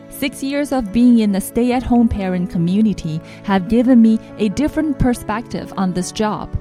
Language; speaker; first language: English; non-native, fluent; Chinese